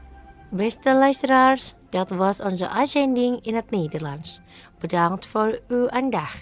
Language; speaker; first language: Dutch; non-native, learner; Indonesian